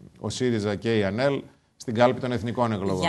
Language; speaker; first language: Greek; native; Greek